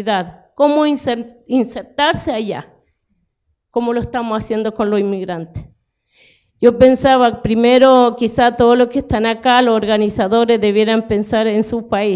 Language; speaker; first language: Spanish; non-native, local second language; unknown